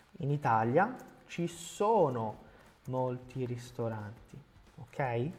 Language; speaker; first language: Italian; non-native, fluent; Portuguese